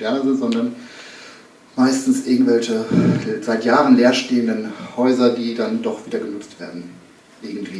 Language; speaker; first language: German; native; German